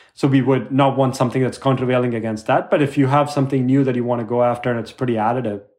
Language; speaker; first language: English; non-native, local second language; Tamil